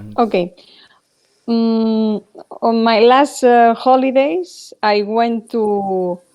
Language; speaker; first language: English; non-native, learner; Spanish